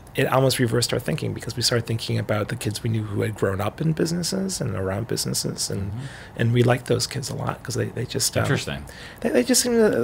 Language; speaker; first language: English; native; English